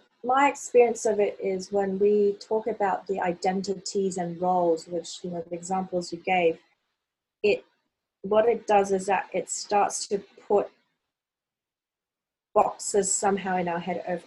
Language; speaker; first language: English; non-native, local second language; Cantonese